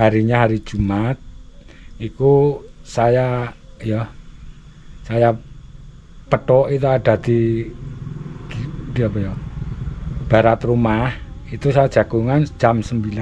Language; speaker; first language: Indonesian; non-native, local second language; Javanese